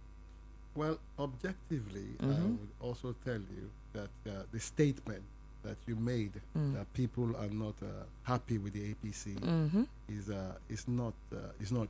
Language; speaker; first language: English; non-native, local second language; Yoruba